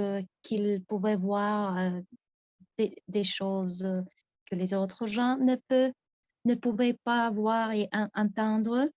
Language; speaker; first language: French; non-native, fluent; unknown